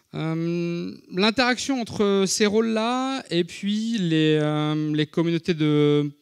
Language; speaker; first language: French; native; French